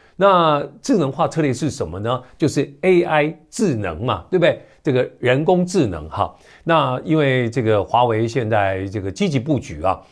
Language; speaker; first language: Chinese; native; Chinese